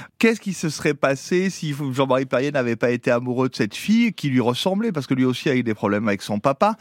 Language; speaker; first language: French; native; French